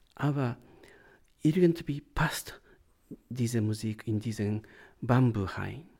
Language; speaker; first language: German; non-native, learner; Japanese